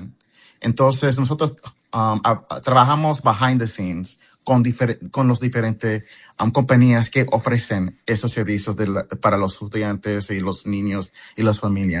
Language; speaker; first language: Spanish; non-native, fluent; English